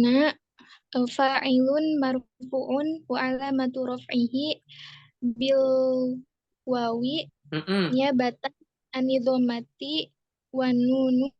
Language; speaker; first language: Arabic; non-native, learner; Indonesian